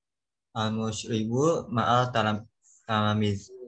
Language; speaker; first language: Arabic; non-native, learner; Indonesian